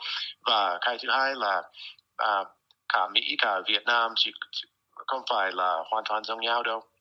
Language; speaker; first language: Vietnamese; non-native, fluent; English